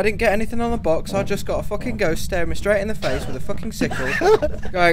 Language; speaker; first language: English; native; English